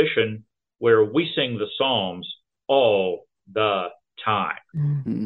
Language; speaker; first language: English; native; English